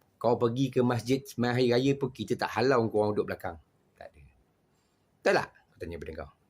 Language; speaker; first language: Malay; native; Malay